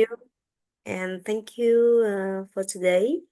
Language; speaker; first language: English; non-native, learner; French